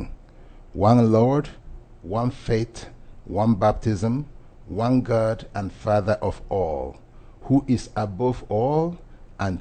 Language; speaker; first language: English; non-native, local second language; Igbo